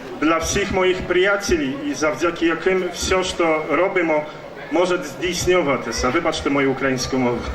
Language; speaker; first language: Polish; non-native, learner; Ukrainian